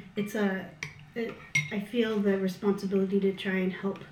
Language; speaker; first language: English; early bilingual, other home language; Filipino